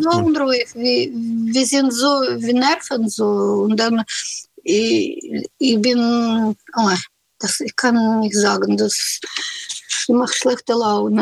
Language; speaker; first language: German; non-native, learner; Russian